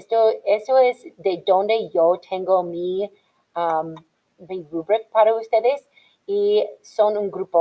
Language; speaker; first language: Spanish; non-native, fluent; English